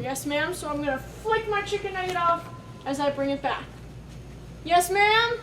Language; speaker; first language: English; native; English